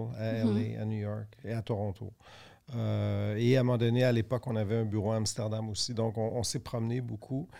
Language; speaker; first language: French; native; French